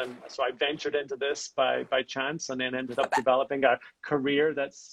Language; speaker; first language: English; native; English